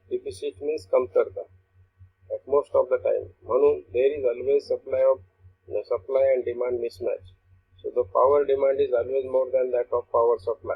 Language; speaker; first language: English; non-native, local second language; Marathi